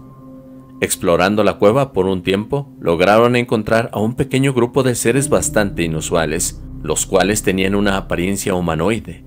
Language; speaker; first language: Spanish; native; Spanish